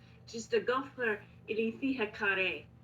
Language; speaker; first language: French; non-native, learner; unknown